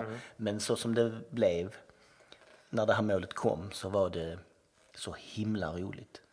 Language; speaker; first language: Swedish; native; Swedish